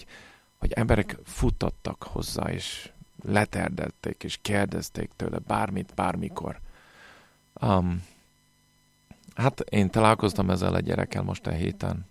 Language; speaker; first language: Hungarian; non-native, fluent; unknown